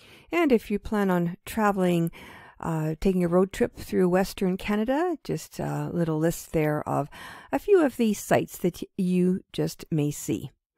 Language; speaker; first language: English; early bilingual, other home language; Ukrainian